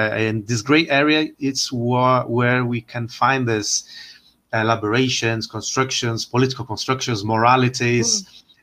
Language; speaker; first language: English; non-native, fluent; Portuguese